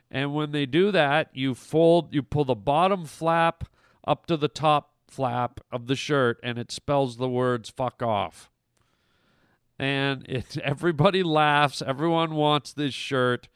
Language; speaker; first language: English; native; English